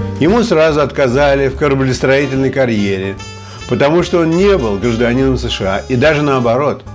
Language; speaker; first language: Russian; native; Russian